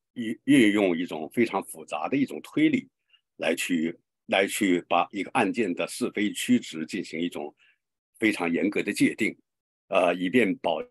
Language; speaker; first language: Chinese; native; Chinese